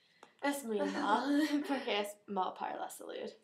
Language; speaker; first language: Spanish; non-native, learner; English